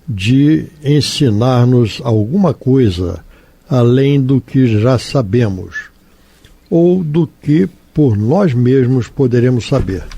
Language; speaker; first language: Portuguese; native; Portuguese